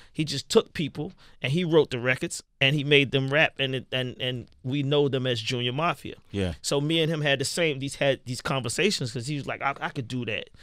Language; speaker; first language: English; native; English